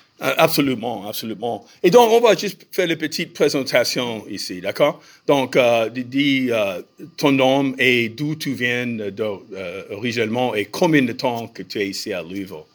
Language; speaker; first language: French; non-native, fluent; English